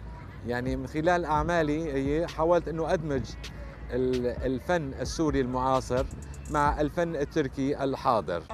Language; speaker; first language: Arabic; native; Arabic